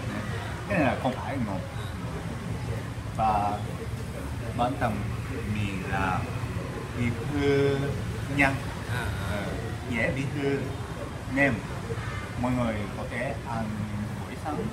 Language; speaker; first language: Vietnamese; non-native, learner; Japanese